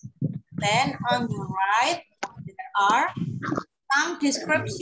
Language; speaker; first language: English; non-native, fluent; Indonesian